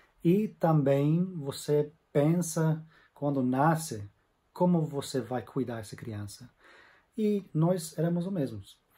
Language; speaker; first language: Portuguese; non-native, fluent; English